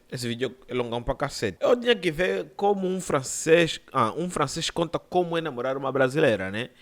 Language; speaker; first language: Portuguese; native; Portuguese